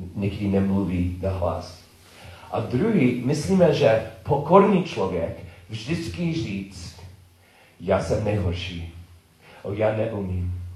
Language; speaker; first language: Czech; non-native, learner; English